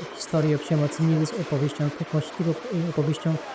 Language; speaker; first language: Polish; native; Polish